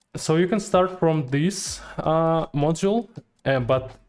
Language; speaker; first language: English; non-native, fluent; Russian